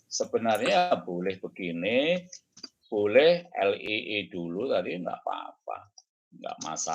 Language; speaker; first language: Indonesian; native; Indonesian